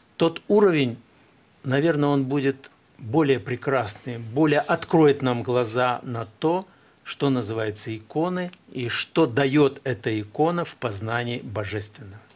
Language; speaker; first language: Russian; native; Russian